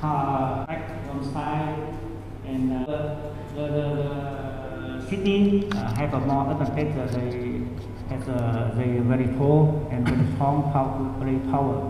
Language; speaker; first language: English; non-native, learner; Vietnamese